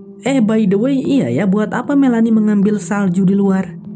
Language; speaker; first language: Indonesian; native; Indonesian